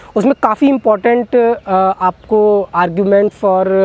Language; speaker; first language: Hindi; native; Hindi